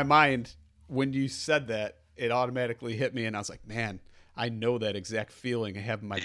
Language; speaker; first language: English; native; English